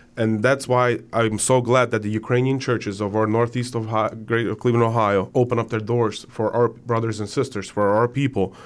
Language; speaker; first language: English; non-native, fluent; Ukrainian